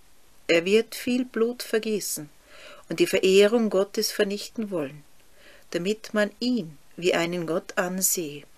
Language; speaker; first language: German; native; German